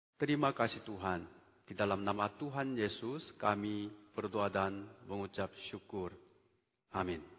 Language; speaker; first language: Indonesian; non-native, fluent; Korean